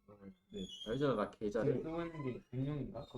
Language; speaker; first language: Korean; native; Korean